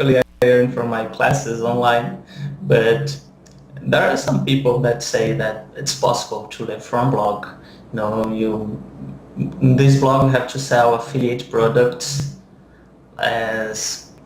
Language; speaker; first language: English; non-native, fluent; Portuguese